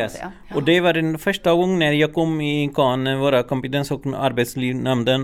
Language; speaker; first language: Swedish; non-native, learner; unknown